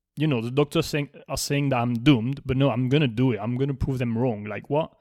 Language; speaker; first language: English; non-native, fluent; Spanish